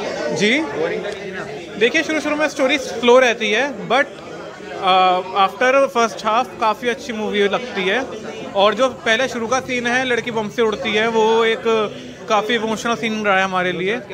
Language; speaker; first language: Hindi; native; Hindi